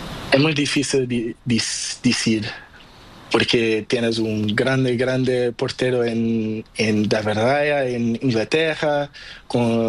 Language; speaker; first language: Spanish; non-native, learner; Portuguese